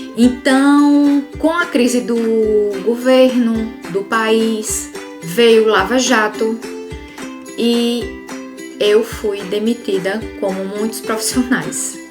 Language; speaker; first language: Portuguese; native; Portuguese